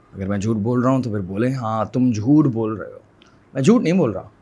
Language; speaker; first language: Urdu; native; Urdu